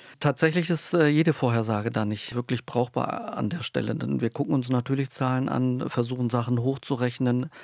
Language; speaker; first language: German; early bilingual, other home language; Turkish